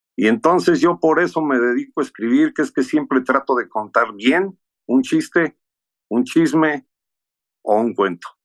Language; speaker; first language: Spanish; early bilingual, heritage; Spanish